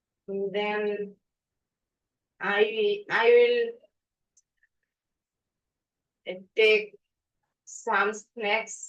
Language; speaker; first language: English; non-native, learner; Bangla